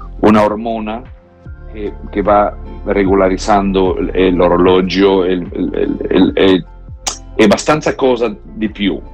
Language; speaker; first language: Italian; non-native, learner; Spanish